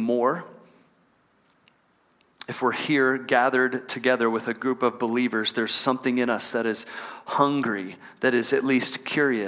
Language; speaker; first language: English; native; English